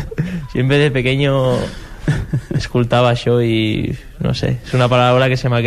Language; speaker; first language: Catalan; non-native, local second language; Spanish